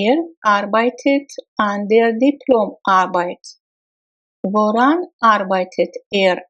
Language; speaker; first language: German; non-native, fluent; Russian